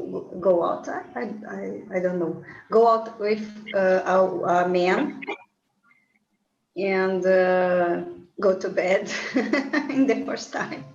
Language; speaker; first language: English; non-native, learner; Portuguese